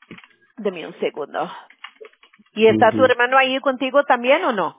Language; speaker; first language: Spanish; early bilingual, heritage; Spanish